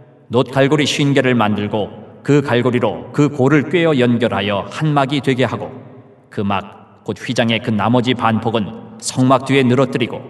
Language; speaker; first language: Korean; native; Korean